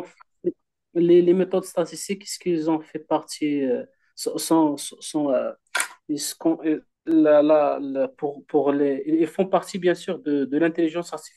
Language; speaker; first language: French; non-native, local second language; Arabic